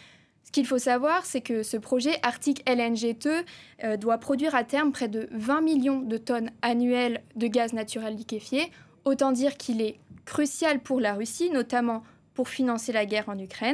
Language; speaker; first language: French; native; French